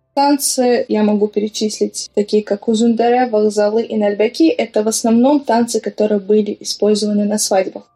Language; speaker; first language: Russian; non-native, local second language; Azerbaijani